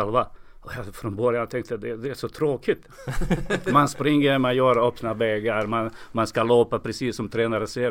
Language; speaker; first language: Swedish; non-native, fluent; Serbian